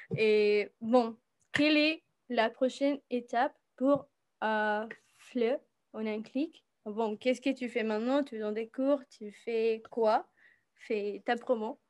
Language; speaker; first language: French; non-native, fluent; Spanish